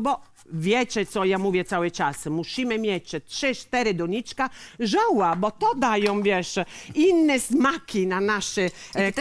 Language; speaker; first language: Polish; non-native, learner; Italian